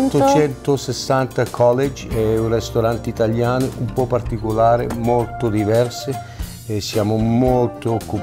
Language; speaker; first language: Italian; early bilingual, heritage; Italian